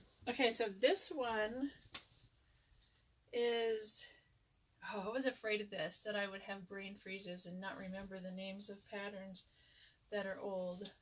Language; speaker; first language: English; native; English